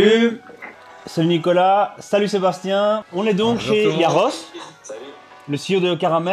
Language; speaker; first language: French; native; French